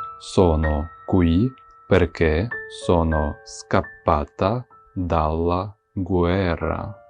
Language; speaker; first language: Italian; non-native, fluent; Ukrainian